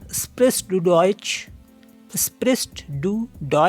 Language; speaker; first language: German; non-native, learner; Hindi